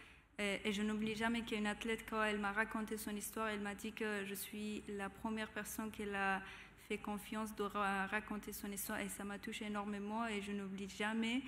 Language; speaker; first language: French; non-native, fluent; Persian